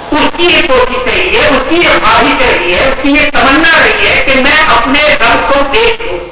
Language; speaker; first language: Urdu; non-native, local second language; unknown